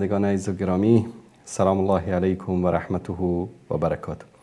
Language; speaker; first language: Persian; native; Persian